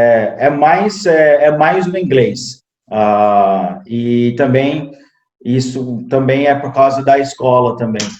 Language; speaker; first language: Portuguese; non-native, fluent; English